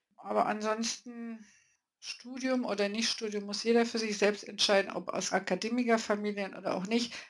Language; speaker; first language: German; early bilingual, other home language; Polish